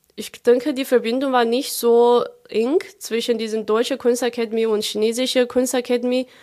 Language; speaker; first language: German; non-native, fluent; Chinese